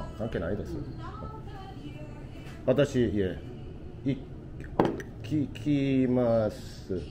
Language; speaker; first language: Japanese; non-native, learner; Korean